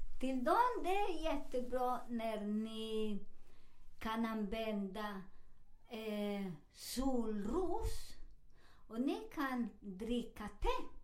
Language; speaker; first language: Swedish; non-native, fluent; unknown